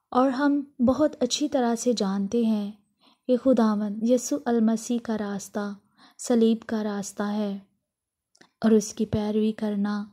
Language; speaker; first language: Urdu; non-native, local second language; Punjabi